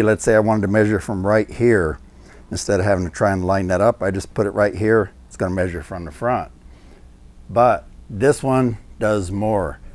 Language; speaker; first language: English; native; English